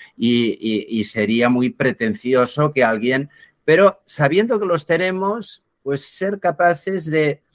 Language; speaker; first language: Spanish; native; Spanish